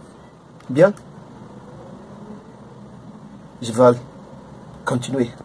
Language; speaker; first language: French; non-native, learner; Portuguese